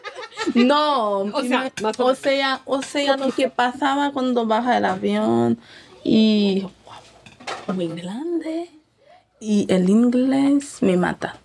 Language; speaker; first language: Spanish; non-native, learner; Haitian Creole